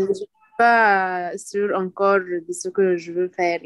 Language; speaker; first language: French; non-native, learner; Arabic